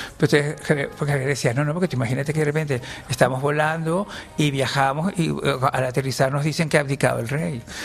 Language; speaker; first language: Spanish; native; Spanish